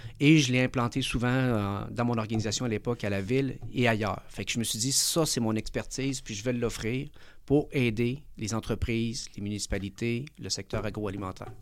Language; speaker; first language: French; early bilingual, other home language; Spanish